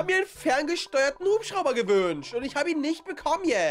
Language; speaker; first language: German; native; German